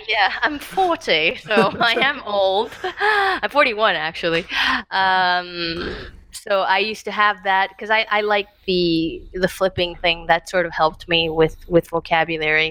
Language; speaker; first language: English; non-native, fluent; Portuguese